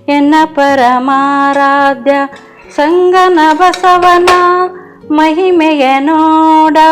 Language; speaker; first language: Kannada; native; Kannada